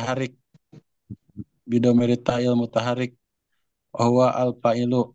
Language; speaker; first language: Arabic; non-native, learner; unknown